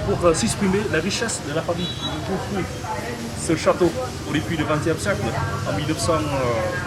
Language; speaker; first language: French; non-native, fluent; Vietnamese